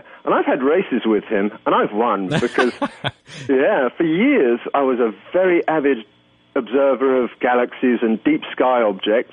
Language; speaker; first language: English; native; English